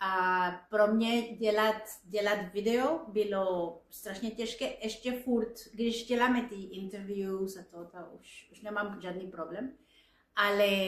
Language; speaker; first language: Czech; non-native, fluent; Spanish